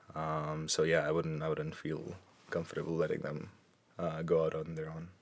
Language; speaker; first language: English; non-native, local second language; Punjabi